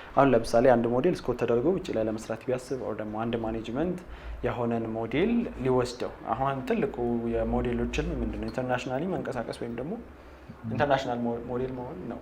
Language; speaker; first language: Amharic; native; Amharic